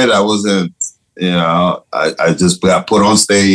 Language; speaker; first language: English; non-native, fluent; Spanish